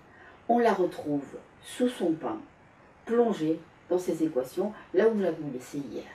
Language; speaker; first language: French; native; French